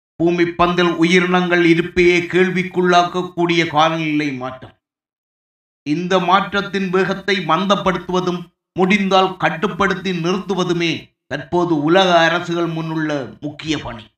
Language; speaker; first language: Tamil; native; Tamil